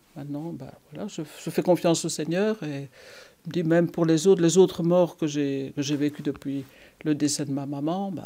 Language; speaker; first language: French; native; French